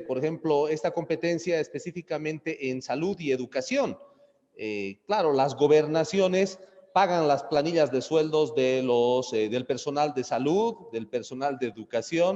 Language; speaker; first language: Spanish; native; Spanish